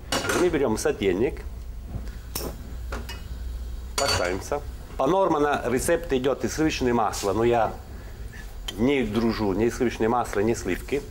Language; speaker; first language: Russian; non-native, learner; Italian